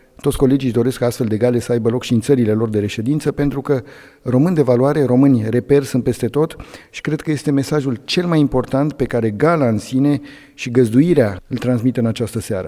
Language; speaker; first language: Romanian; native; Romanian